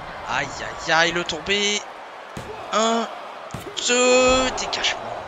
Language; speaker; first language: French; native; French